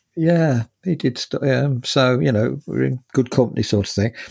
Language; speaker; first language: English; native; English